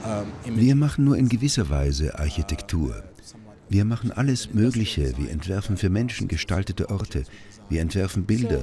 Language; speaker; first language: German; native; German